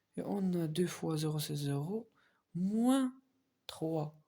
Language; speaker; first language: French; non-native, local second language; Arabic